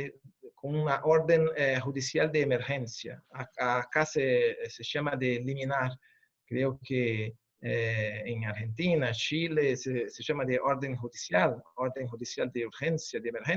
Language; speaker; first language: Spanish; non-native, fluent; Portuguese